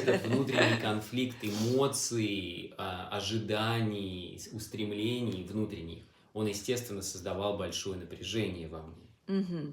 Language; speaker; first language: Russian; native; Russian